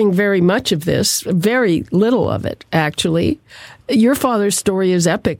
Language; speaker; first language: English; native; English